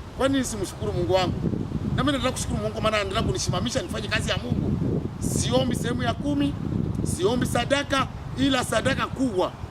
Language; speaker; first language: Swahili; native; Swahili